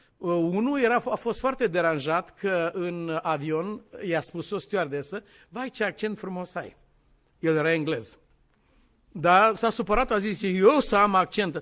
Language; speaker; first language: Romanian; native; Romanian